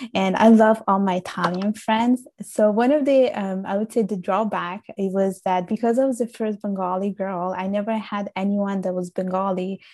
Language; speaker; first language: English; early bilingual, other home language; Italian